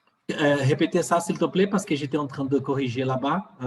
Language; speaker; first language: French; non-native, fluent; Portuguese